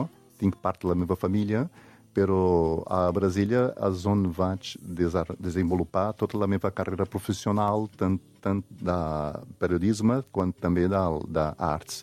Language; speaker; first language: Catalan; non-native, fluent; Portuguese